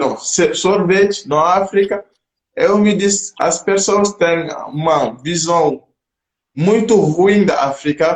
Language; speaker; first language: Portuguese; non-native, local second language; French